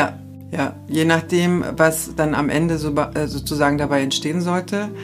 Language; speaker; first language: German; native; German